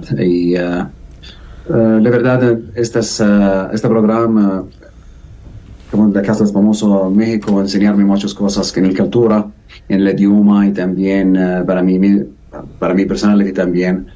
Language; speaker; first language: Spanish; non-native, learner; Arabic